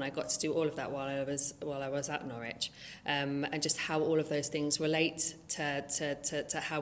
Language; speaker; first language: English; native; English